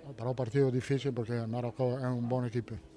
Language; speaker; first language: Portuguese; non-native, learner; Italian